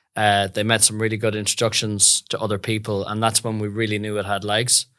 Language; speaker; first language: English; native; English